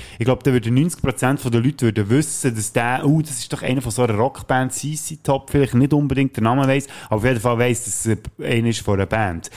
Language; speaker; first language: German; native; German